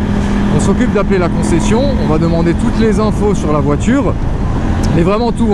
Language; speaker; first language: French; native; French